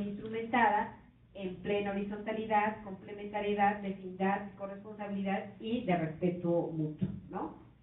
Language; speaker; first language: Spanish; native; Spanish